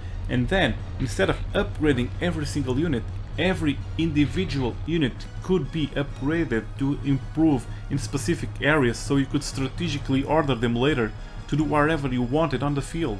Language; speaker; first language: English; non-native, fluent; Portuguese